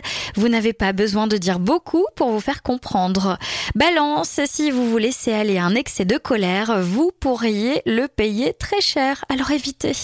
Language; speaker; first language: French; native; French